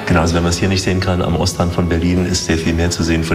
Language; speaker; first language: German; native; German